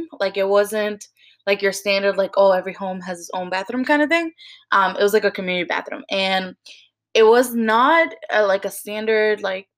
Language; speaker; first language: English; early bilingual, other home language; Spanish